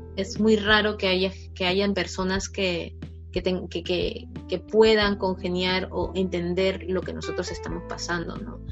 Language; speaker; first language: Spanish; native; Spanish